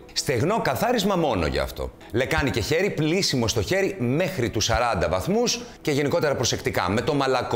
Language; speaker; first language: Greek; native; Greek